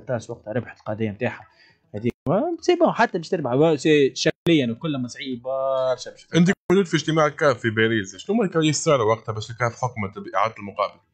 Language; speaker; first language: Arabic; native; Arabic